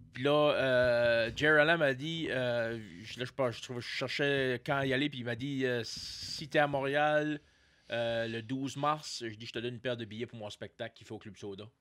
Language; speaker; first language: French; native; French